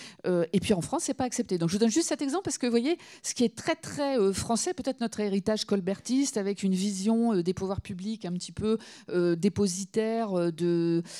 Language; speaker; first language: French; native; French